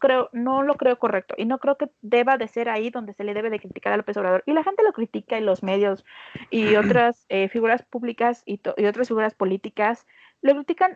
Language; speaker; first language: Spanish; native; Spanish